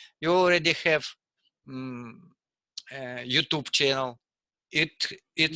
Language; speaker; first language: English; non-native, learner; Russian